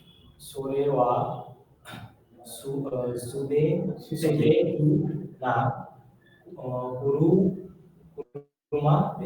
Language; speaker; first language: Japanese; non-native, learner; Bangla